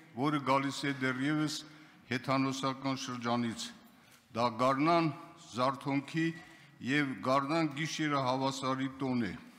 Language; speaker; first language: Armenian; non-native, local second language; Kurdish